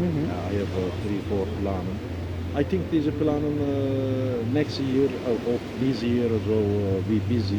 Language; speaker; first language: English; non-native, learner; Turkish